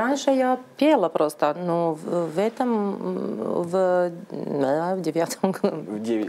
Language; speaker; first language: Russian; non-native, learner; Serbian